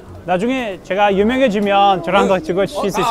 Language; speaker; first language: Korean; non-native, fluent; Russian